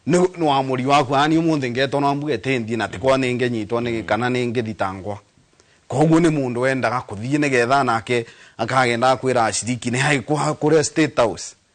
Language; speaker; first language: Kikuyu; non-native, local second language; Embu